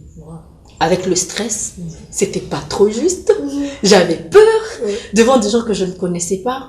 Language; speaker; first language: French; non-native, local second language; Lingala